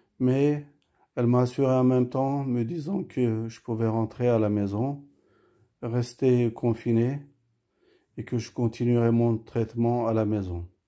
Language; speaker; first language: French; early bilingual, other home language; Turkish